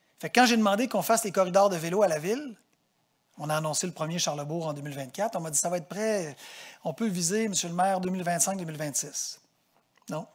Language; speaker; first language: French; native; French